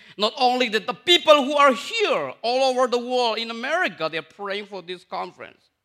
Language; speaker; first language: English; non-native, fluent; Burmese